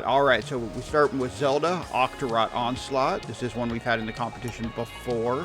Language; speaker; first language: English; native; English